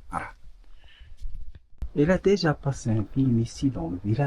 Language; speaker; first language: French; non-native, learner; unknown